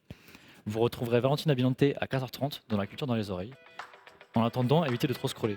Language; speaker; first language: French; native; French